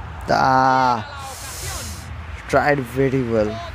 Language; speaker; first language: English; non-native, local second language; Bangla